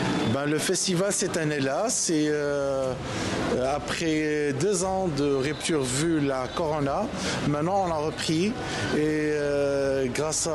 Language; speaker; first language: French; non-native, local second language; Arabic